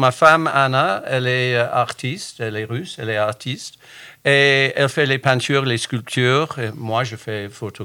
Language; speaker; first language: French; non-native, fluent; English